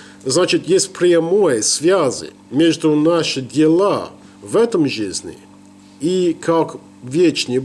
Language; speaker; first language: Russian; non-native, learner; English